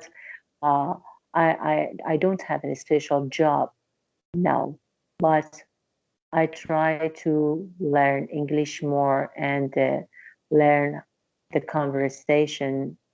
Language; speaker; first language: English; non-native, learner; Persian